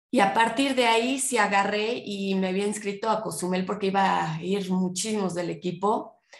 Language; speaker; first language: Spanish; native; Spanish